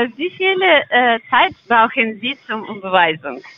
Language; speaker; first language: German; non-native, learner; Russian